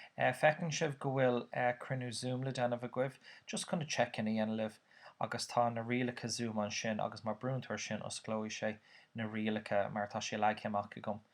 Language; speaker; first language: Irish; native; Irish